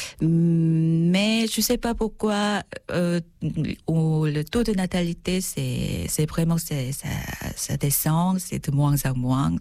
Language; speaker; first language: French; non-native, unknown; Korean